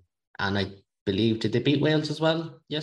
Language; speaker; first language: English; native; English